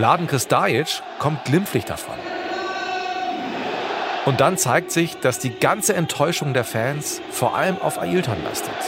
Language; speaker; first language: German; native; German